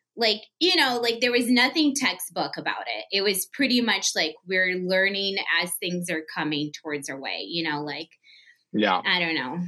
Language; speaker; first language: English; early bilingual, other home language; Portuguese